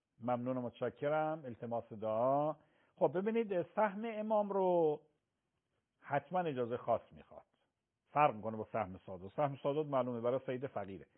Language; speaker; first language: Persian; native; Persian